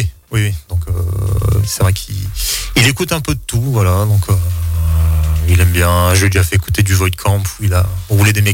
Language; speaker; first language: French; native; French